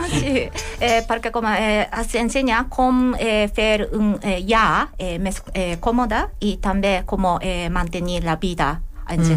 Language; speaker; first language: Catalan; non-native, learner; Japanese